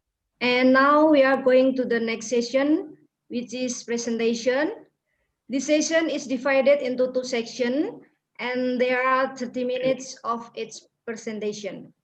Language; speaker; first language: English; non-native, fluent; Indonesian